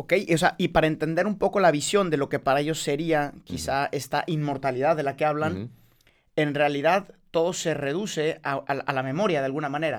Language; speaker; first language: Spanish; native; Spanish